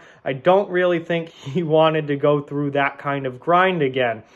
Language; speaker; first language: English; native; English